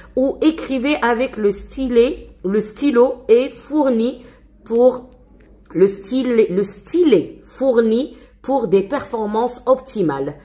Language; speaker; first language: French; non-native, local second language; Arabic